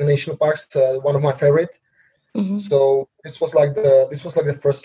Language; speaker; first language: English; non-native, learner; Slovak